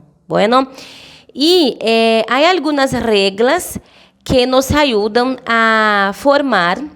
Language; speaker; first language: Spanish; non-native, fluent; Portuguese